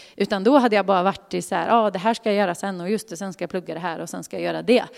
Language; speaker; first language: Swedish; native; Swedish